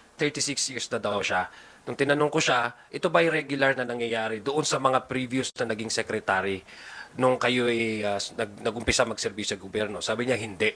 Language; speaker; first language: Filipino; native; Filipino